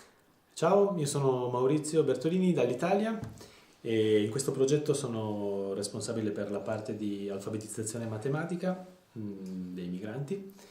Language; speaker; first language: Italian; native; Italian